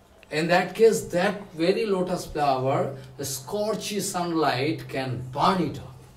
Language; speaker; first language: English; non-native, local second language; Bangla